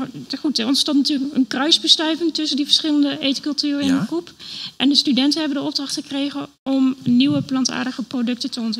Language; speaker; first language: Dutch; native; Dutch